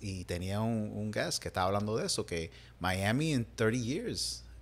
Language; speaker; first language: Spanish; early bilingual, heritage; Spanish